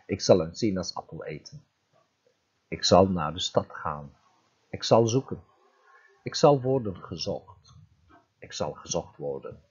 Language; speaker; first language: Dutch; non-native, fluent; Turkish